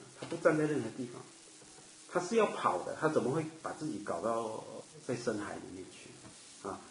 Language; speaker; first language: Chinese; native; Chinese